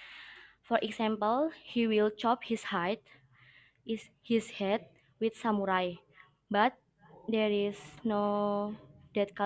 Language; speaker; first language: English; non-native, learner; Indonesian